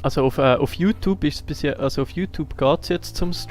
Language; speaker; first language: German; native; German